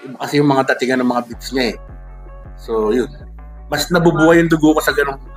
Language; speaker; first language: Filipino; non-native, local second language; Iloko